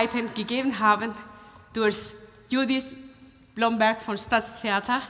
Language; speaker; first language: German; non-native, fluent; Spanish